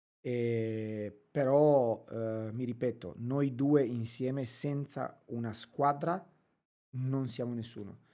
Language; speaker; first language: Italian; non-native, fluent; Romanian